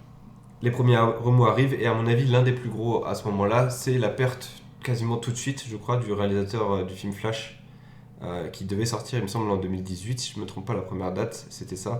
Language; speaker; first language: French; native; French